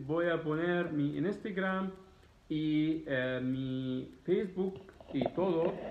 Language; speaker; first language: Spanish; non-native, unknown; Arabic